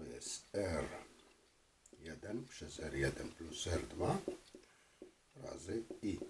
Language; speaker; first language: Polish; non-native, fluent; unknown